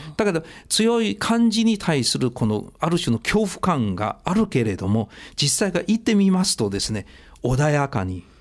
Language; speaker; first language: Japanese; non-native, fluent; Chinese